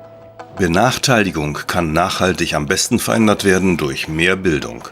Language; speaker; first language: German; native; German